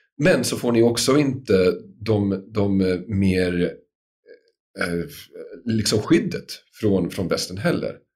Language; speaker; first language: Swedish; non-native, fluent; English